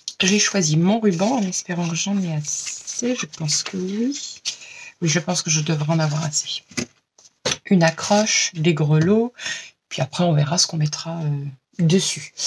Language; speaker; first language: French; native; French